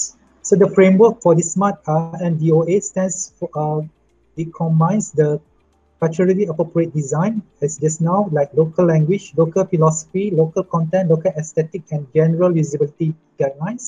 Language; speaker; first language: English; non-native, local second language; Malay